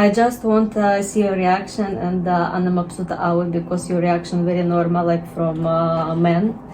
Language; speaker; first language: English; non-native, learner; Russian